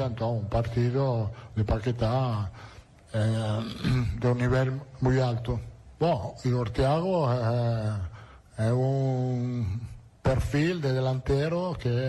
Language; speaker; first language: Portuguese; non-native, learner; Italian